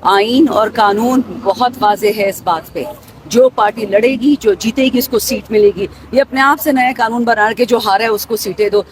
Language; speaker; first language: Urdu; non-native, local second language; Pashto